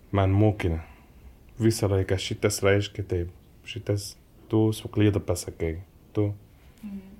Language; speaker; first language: Lithuanian; non-native, learner; Arabic